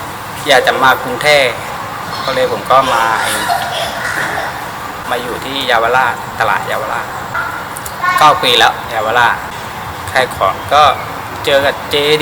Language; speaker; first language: Thai; non-native, fluent; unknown